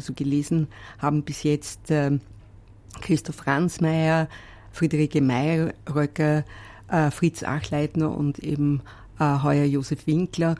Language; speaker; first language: German; native; German